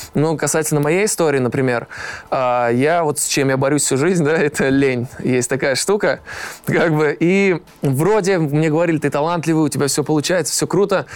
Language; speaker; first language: Russian; native; Russian